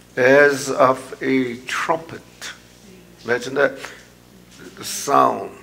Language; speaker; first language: English; non-native, local second language; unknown